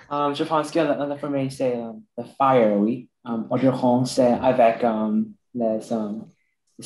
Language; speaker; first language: French; non-native, learner; English